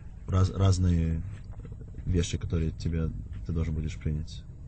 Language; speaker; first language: Russian; early bilingual, heritage; Russian